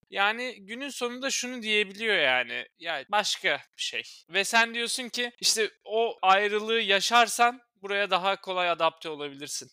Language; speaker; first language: Turkish; native; Turkish